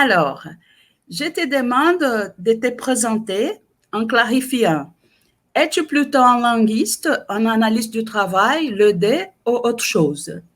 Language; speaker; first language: French; non-native, fluent; Portuguese